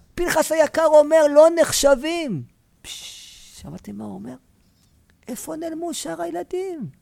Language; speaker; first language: Hebrew; native; Hebrew